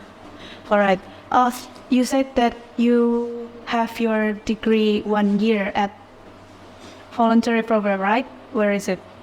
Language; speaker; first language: English; non-native, fluent; Indonesian